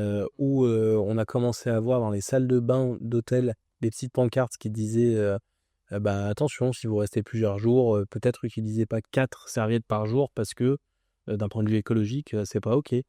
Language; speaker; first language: French; native; French